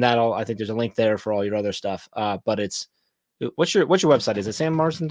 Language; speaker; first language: English; native; English